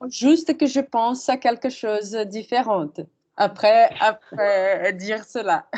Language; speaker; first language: French; non-native, fluent; Portuguese